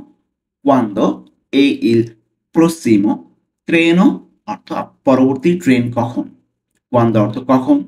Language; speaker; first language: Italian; non-native, fluent; Bangla